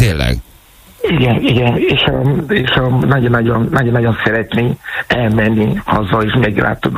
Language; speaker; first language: Hungarian; non-native, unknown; Yoruba